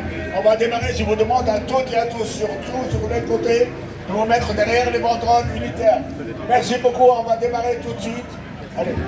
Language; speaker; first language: French; native; French